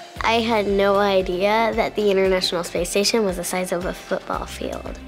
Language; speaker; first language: English; native; English